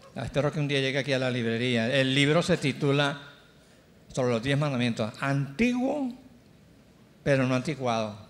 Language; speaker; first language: Spanish; native; Spanish